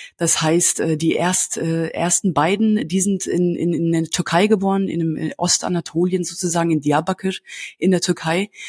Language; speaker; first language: German; native; German